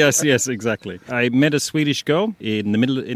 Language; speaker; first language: English; native; English